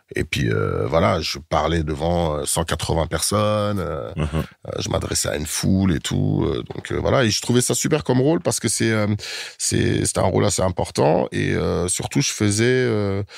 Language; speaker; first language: French; early bilingual, heritage; French